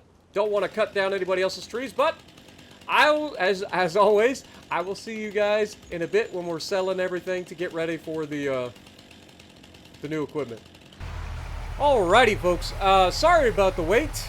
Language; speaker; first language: English; native; English